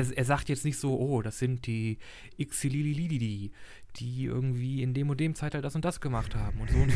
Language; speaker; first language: German; native; German